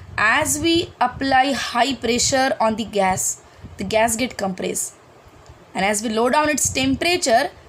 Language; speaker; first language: English; non-native, local second language; Hindi